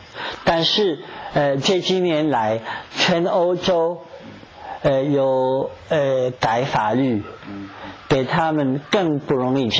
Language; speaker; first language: Chinese; non-native, fluent; English